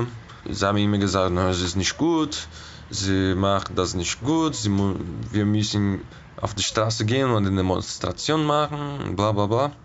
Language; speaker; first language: German; non-native, fluent; Portuguese